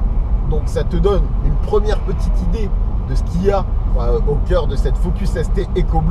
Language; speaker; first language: French; native; French